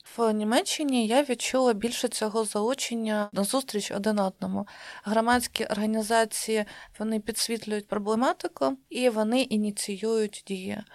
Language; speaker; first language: Ukrainian; non-native, local second language; Russian